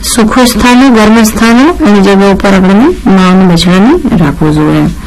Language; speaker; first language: Gujarati; non-native, local second language; Hindi